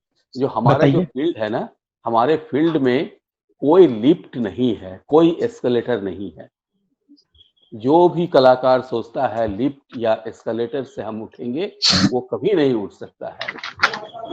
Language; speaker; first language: Hindi; native; Hindi